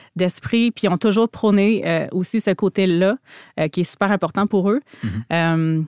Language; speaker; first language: French; native; French